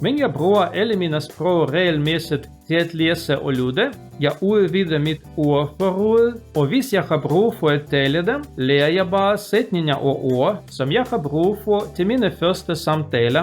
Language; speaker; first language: Danish; non-native, learner; Russian